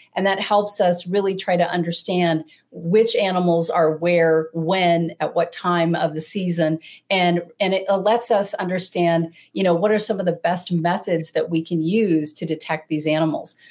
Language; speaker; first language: English; native; English